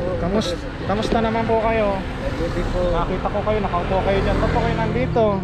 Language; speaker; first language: Filipino; native; Filipino